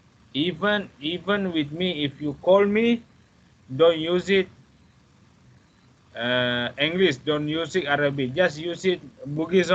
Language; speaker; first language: English; non-native, fluent; Malay